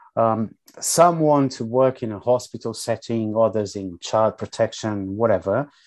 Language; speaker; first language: English; non-native, fluent; Portuguese